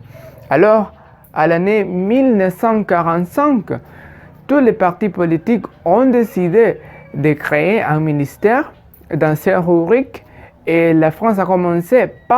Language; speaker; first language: French; non-native, fluent; Spanish